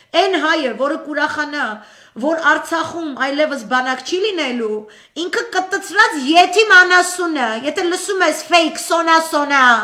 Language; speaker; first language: Armenian; native; Armenian